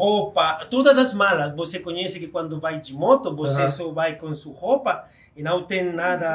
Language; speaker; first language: Portuguese; non-native, fluent; Spanish